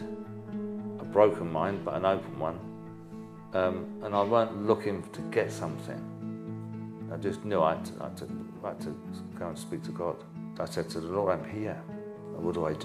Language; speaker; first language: English; native; English